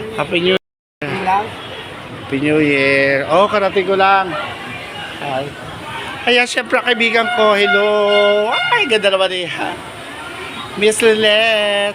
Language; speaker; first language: Filipino; native; Filipino